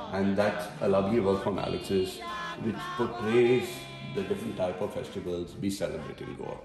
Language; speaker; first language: English; non-native, local second language; Konkani